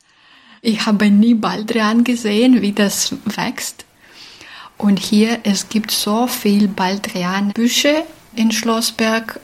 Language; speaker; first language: German; non-native, fluent; Belarusian